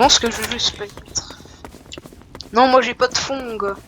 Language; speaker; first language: French; native; French